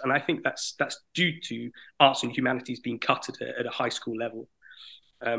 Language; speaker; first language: English; native; English